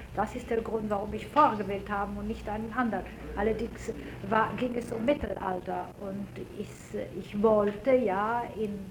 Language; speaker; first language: German; non-native, fluent; Italian